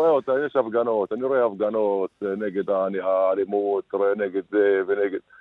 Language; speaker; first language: Hebrew; non-native, local second language; Arabic